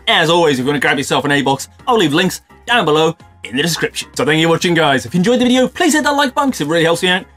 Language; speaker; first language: English; native; English